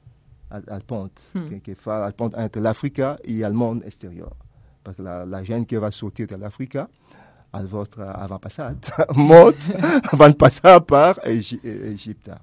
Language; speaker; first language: Catalan; non-native, fluent; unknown